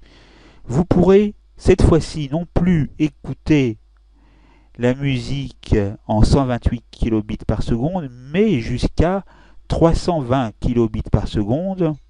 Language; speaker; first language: French; native; French